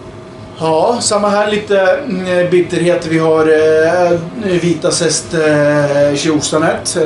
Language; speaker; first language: Swedish; native; Swedish